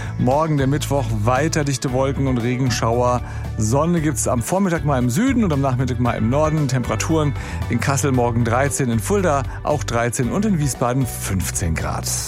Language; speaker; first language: German; native; German